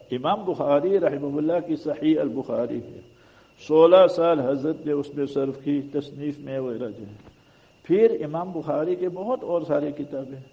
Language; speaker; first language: Urdu; non-native, local second language; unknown